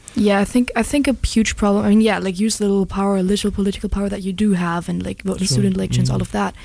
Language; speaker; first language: English; non-native, fluent; German